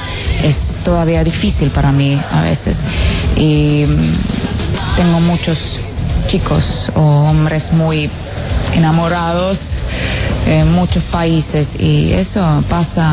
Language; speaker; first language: Spanish; non-native, fluent; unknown